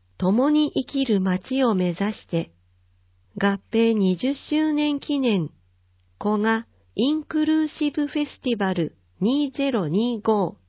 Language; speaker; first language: Japanese; native; Japanese